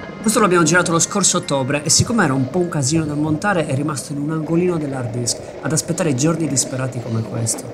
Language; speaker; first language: Italian; native; Italian